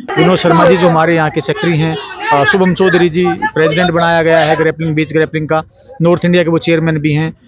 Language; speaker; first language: Hindi; native; Hindi